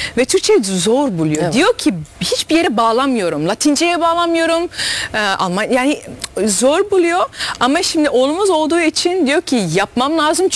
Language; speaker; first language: Turkish; early bilingual, heritage; Dutch